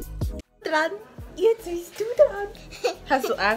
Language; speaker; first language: German; native; German